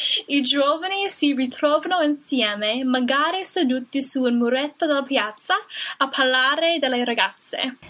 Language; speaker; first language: Italian; non-native, fluent; English